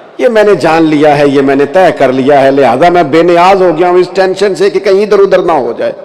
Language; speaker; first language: Urdu; non-native, local second language; Punjabi